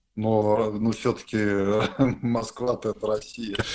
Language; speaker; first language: Russian; native; Russian